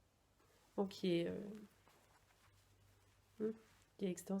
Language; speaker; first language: French; native; French